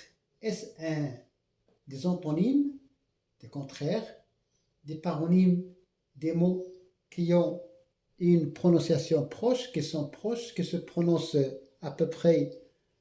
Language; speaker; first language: French; non-native, local second language; Arabic